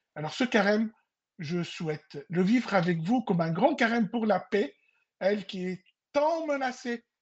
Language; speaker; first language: French; non-native, local second language; Arabic